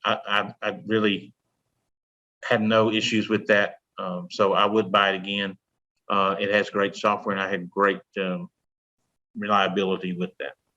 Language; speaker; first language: English; native; English